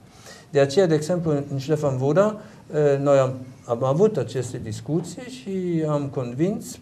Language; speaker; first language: Romanian; non-native, learner; German